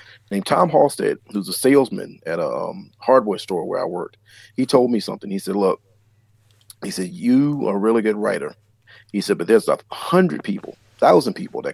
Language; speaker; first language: English; native; English